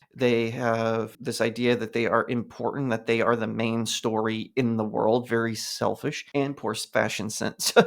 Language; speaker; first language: English; native; English